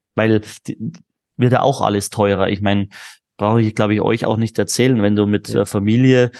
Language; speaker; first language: German; native; German